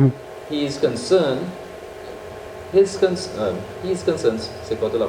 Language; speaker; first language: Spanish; non-native, fluent; English